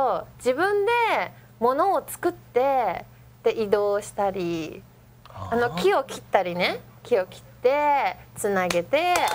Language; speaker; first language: Japanese; non-native, learner; Chinese